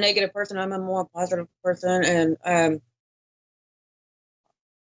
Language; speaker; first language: English; native; English